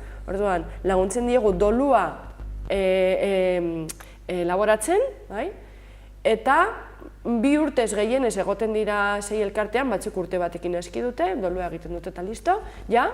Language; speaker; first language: Basque; native; Basque